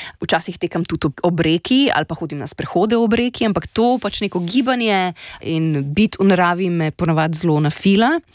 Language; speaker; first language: Slovenian; native; Slovenian